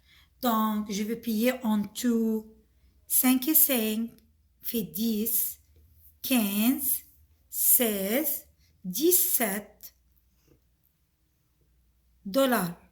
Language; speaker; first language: French; non-native, fluent; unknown